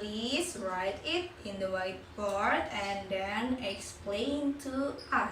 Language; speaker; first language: English; non-native, learner; Indonesian